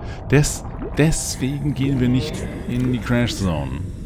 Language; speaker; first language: German; native; German